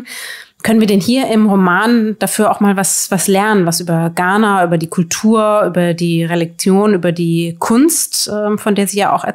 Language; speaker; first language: German; native; German